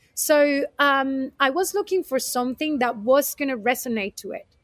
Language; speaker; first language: English; non-native, fluent; Spanish